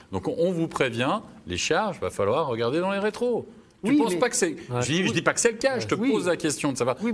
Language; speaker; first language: French; native; French